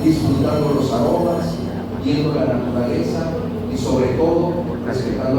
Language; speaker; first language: Spanish; native; Spanish